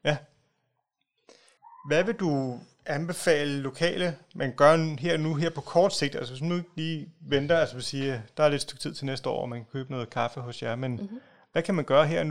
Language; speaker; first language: Danish; native; Danish